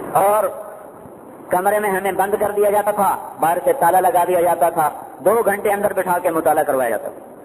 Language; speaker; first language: Urdu; non-native, local second language; Punjabi